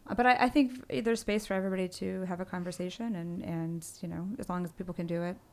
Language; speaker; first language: English; native; English